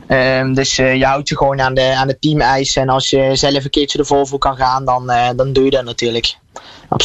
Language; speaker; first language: Dutch; native; Dutch